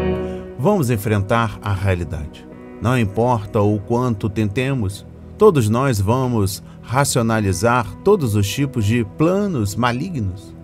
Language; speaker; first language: Portuguese; native; Portuguese